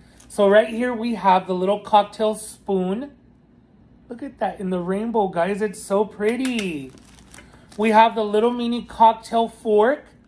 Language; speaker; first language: English; native; English